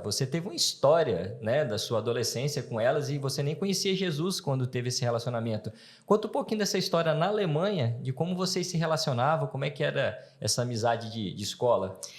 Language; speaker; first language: Portuguese; native; Portuguese